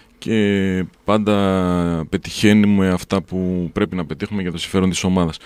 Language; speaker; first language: Greek; native; Greek